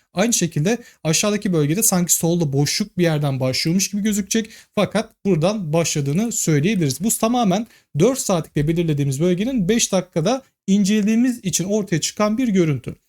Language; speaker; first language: Turkish; native; Turkish